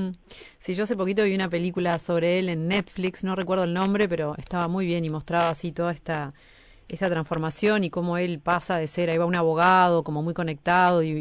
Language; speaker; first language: Spanish; native; Spanish